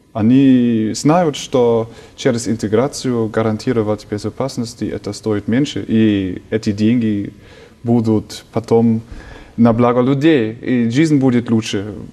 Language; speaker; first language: Russian; non-native, fluent; German